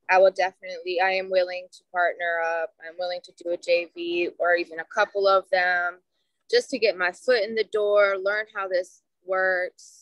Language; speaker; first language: English; native; English